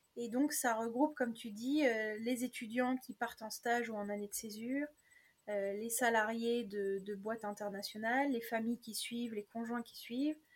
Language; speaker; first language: French; native; French